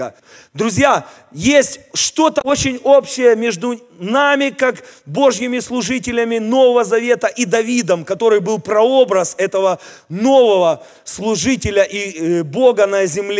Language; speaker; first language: Russian; native; Russian